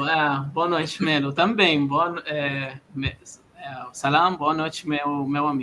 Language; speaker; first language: Portuguese; non-native, fluent; Arabic